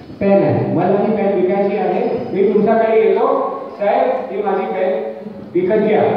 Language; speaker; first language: Marathi; non-native, local second language; Hindi